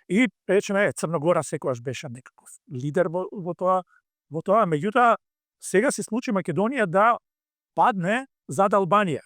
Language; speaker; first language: Macedonian; native; Macedonian